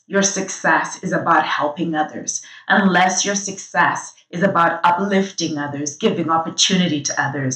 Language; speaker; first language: English; non-native, local second language; Shona